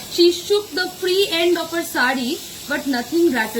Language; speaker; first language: English; non-native, local second language; Bangla